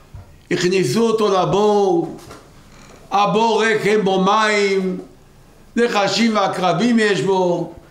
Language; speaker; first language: Hebrew; non-native, local second language; Yiddish